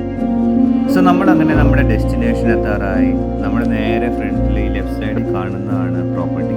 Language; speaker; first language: Malayalam; native; Malayalam